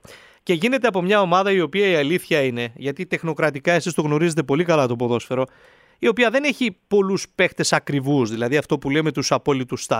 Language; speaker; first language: Greek; native; Greek